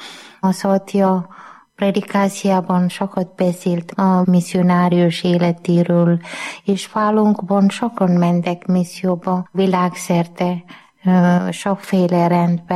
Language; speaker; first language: Hungarian; non-native, learner; Malayalam